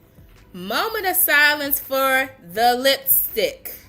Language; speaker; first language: English; native; English